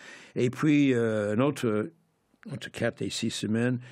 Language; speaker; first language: French; non-native, fluent; English